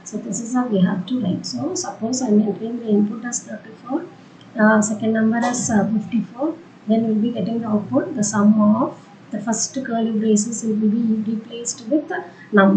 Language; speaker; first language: English; non-native, local second language; Tamil